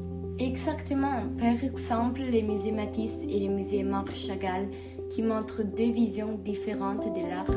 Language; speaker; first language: French; non-native, learner; Italian